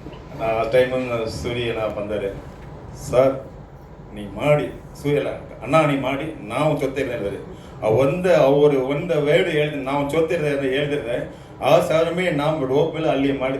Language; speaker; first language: Kannada; non-native, learner; Tamil